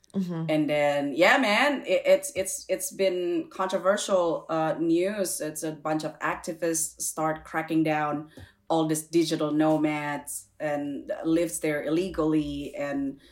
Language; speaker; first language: English; non-native, fluent; Indonesian